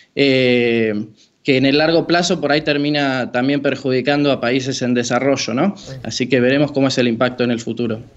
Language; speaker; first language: Spanish; native; Spanish